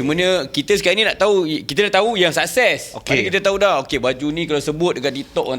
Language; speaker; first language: Malay; native; Malay